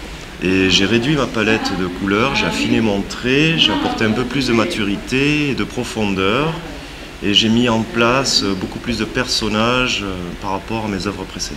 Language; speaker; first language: French; native; French